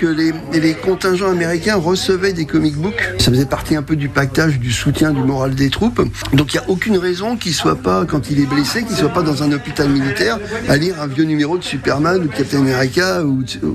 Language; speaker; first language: French; native; French